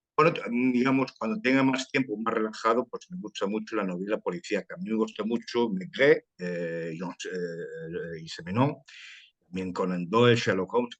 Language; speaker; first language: Spanish; early bilingual, heritage; Spanish